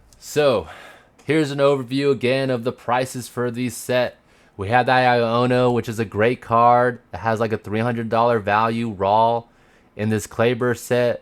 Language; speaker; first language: English; native; English